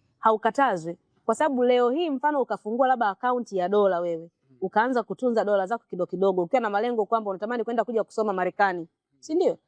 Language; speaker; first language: Swahili; native; Swahili